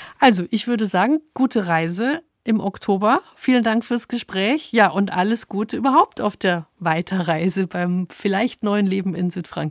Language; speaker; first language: German; native; German